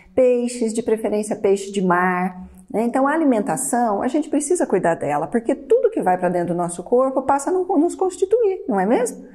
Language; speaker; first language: Portuguese; native; Portuguese